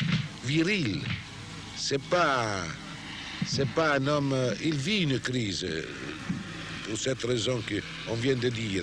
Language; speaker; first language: French; non-native, fluent; Greek